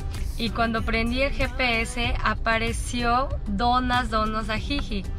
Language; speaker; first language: Spanish; non-native, fluent; Korean